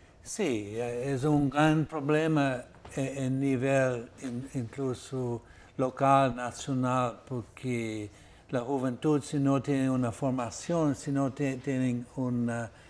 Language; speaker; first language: Spanish; non-native, fluent; Portuguese